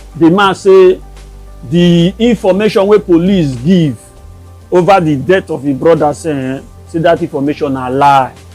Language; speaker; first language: Nigerian Pidgin; native; Nigerian Pidgin